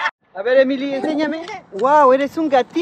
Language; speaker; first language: Spanish; native; Spanish